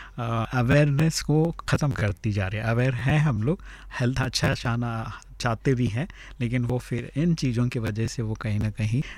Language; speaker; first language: Hindi; native; Hindi